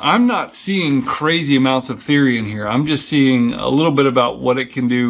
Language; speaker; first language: English; native; English